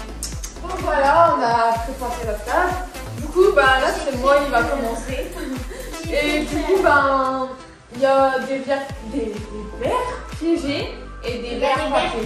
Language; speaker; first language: French; native; French